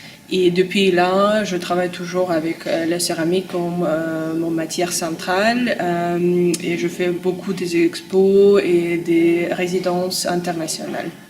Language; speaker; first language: French; non-native, fluent; Russian